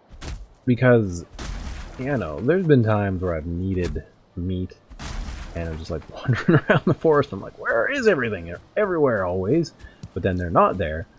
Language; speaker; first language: English; native; English